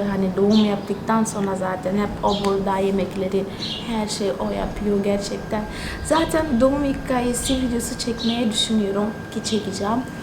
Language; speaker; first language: Turkish; non-native, fluent; Tsonga